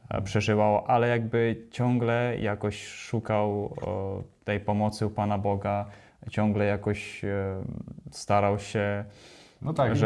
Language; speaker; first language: Polish; non-native, fluent; Ukrainian